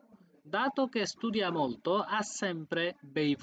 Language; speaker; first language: Italian; non-native, fluent; Bangla